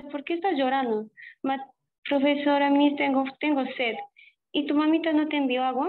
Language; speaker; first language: Spanish; native; Spanish